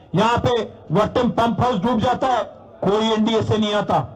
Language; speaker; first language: Hindi; non-native, local second language; Telugu